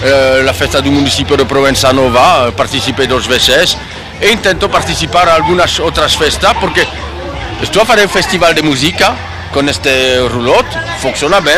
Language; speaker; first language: Portuguese; non-native, learner; French